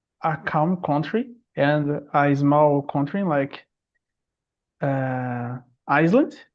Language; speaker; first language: English; non-native, learner; Portuguese